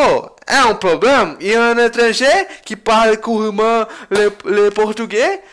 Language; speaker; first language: French; non-native, learner; Portuguese